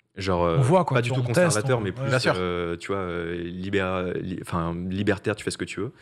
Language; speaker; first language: French; native; French